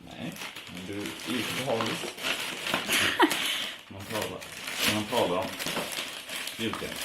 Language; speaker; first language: Swedish; native; Swedish